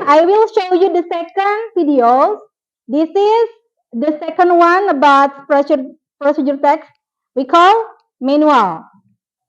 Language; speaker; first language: English; non-native, fluent; Indonesian